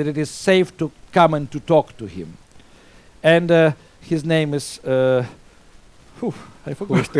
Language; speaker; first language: English; non-native, fluent; Russian